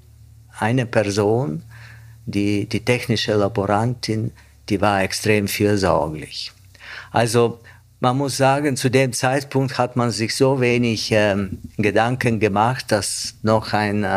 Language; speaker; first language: German; non-native, fluent; Bulgarian